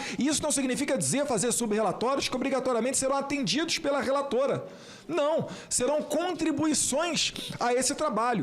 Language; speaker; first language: Portuguese; native; Portuguese